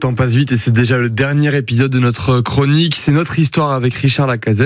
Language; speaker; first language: French; native; French